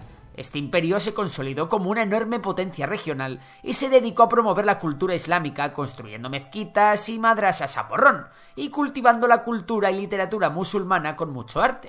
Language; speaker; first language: Spanish; native; Spanish